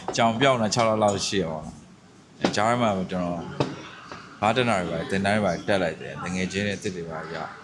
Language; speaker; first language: Burmese; native; Burmese